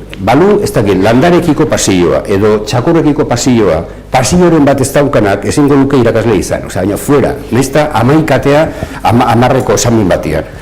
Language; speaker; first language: Basque; native; Basque